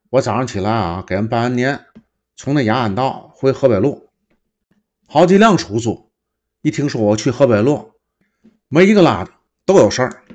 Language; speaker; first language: Chinese; native; Chinese